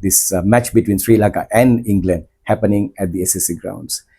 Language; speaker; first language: English; non-native, local second language; Sinhala